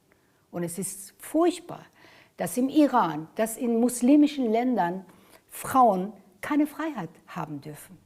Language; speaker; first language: German; non-native, fluent; Persian